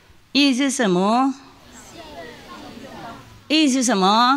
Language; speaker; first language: Chinese; non-native, fluent; Vietnamese